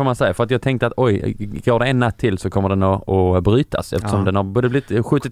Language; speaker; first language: Swedish; native; Swedish